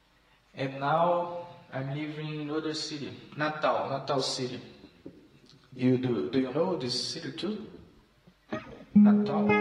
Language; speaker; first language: English; non-native, learner; Portuguese